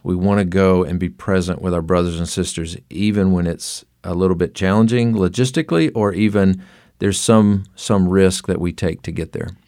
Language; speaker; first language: English; native; English